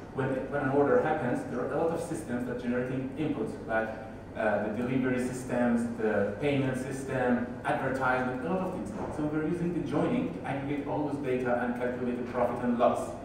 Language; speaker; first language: English; non-native, fluent; Persian